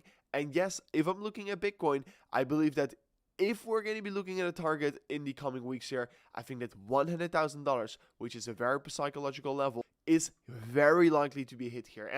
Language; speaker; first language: English; non-native, fluent; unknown